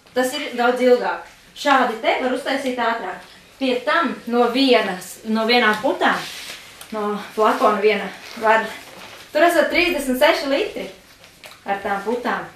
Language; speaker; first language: Latvian; native; Latvian